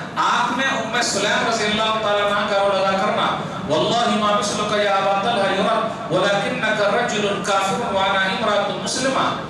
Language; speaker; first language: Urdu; non-native, local second language; Hindi